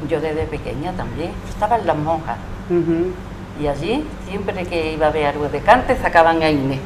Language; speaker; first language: Spanish; native; Spanish